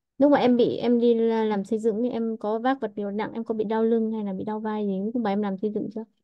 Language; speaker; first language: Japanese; non-native, fluent; Vietnamese